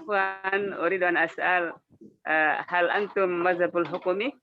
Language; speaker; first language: Arabic; non-native, learner; Indonesian